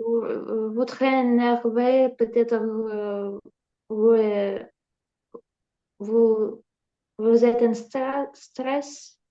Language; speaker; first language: French; non-native, learner; Ukrainian